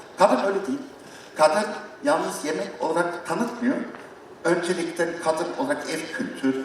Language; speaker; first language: Turkish; non-native, learner; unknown